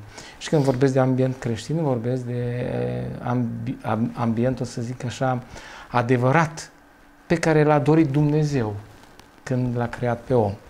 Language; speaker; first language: Romanian; native; Romanian